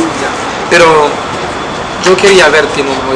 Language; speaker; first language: Spanish; non-native, learner; Haitian Creole